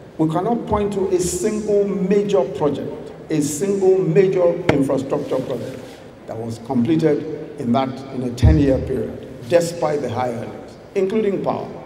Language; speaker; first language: English; non-native, local second language; Yoruba